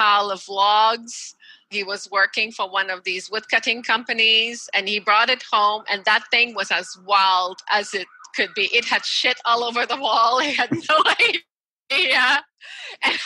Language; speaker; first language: English; non-native, fluent; French